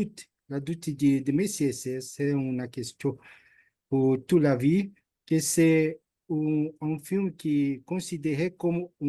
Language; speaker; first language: French; non-native, learner; Portuguese